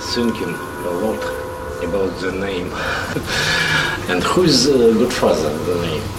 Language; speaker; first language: English; non-native, learner; Russian